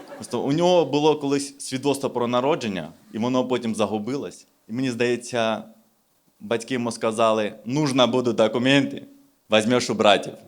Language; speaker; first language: Ukrainian; non-native, local second language; Russian